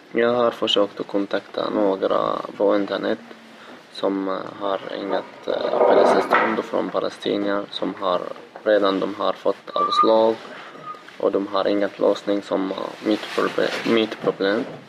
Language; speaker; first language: Swedish; non-native, learner; Arabic